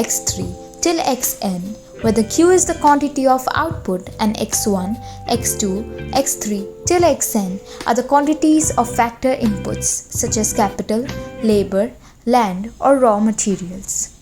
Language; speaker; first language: English; non-native, local second language; Gujarati